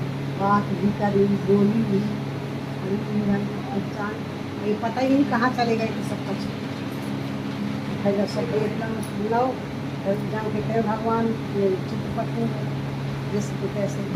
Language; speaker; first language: Hindi; native; Hindi